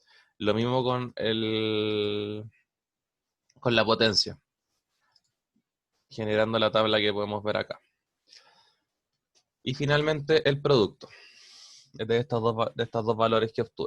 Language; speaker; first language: Spanish; native; Spanish